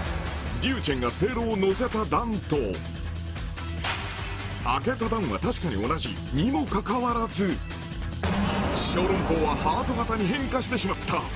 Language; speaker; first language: Japanese; native; Japanese